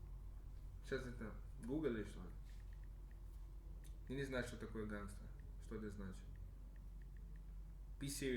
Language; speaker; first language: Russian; non-native, learner; English